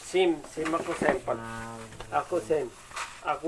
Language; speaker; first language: Filipino; non-native, learner; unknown